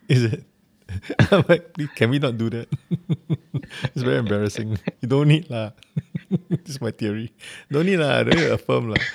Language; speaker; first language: English; native; English